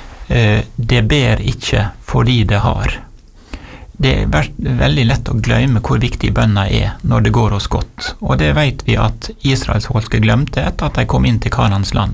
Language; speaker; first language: Norwegian; native; Norwegian